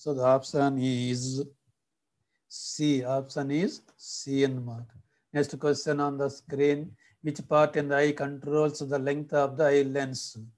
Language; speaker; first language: English; non-native, local second language; Telugu